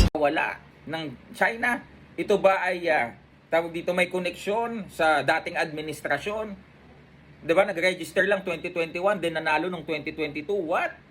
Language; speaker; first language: Filipino; native; Filipino